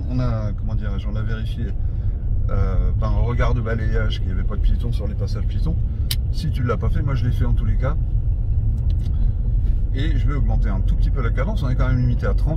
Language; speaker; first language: French; native; French